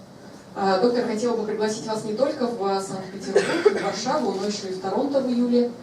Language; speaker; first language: Russian; native; Russian